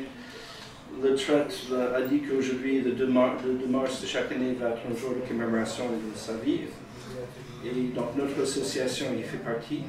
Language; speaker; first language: French; native; French